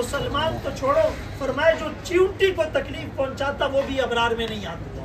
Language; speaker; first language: Urdu; native; Urdu